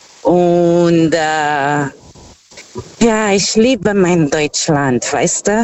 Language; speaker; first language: German; non-native, fluent; Portuguese